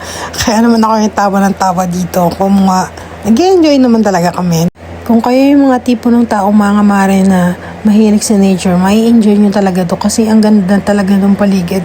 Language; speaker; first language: Filipino; native; Filipino